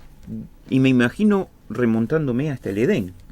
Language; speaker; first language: Spanish; native; Spanish